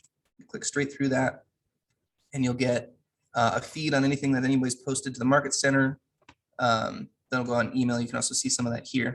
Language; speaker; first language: English; native; English